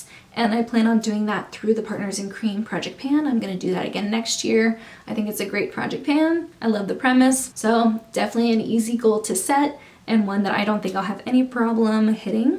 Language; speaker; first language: English; native; English